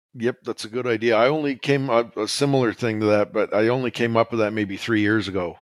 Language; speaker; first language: English; native; English